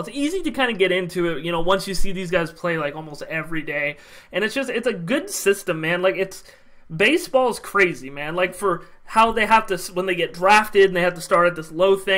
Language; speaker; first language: English; native; English